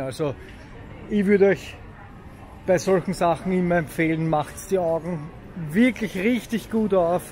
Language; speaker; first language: German; native; German